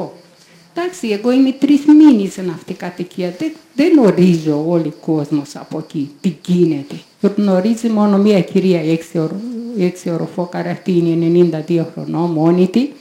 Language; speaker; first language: Greek; non-native, learner; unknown